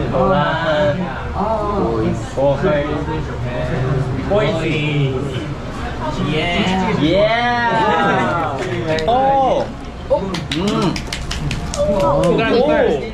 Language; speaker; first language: English; non-native, learner; Korean